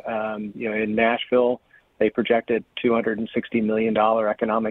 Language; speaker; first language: English; native; English